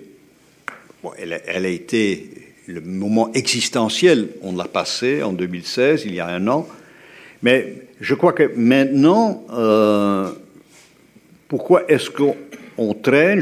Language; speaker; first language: French; native; French